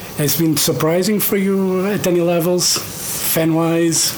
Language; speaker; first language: English; non-native, fluent; Portuguese